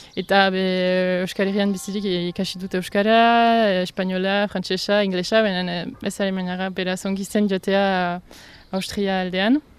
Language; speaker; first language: Basque; non-native, local second language; French